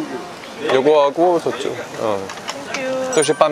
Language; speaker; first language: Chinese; non-native, fluent; Korean